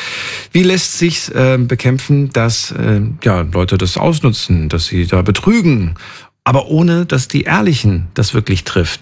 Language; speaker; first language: German; native; German